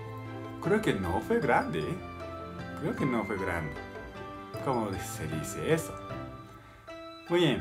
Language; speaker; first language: Spanish; non-native, fluent; Japanese